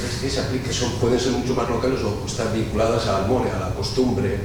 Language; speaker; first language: Spanish; native; Spanish